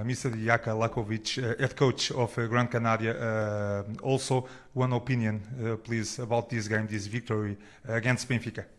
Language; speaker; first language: English; non-native, learner; Portuguese